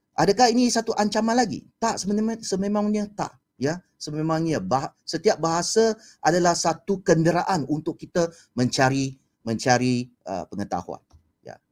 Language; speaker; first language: Malay; non-native, local second language; Chinese